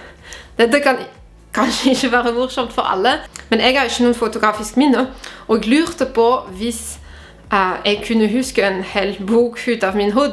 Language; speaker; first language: Norwegian; non-native, fluent; French